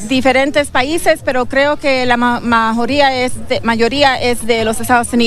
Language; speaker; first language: Spanish; non-native, learner; English